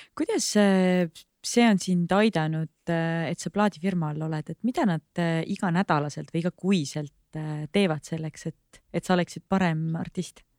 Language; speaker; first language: Estonian; native; Estonian